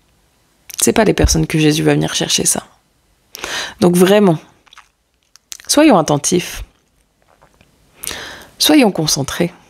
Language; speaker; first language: French; native; French